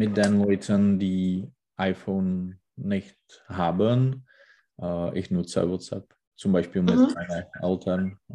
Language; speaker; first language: German; non-native, learner; Czech